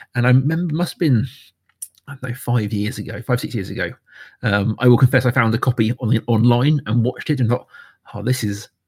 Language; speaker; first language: English; native; English